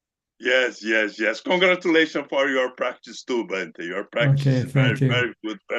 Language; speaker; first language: English; non-native, learner; Portuguese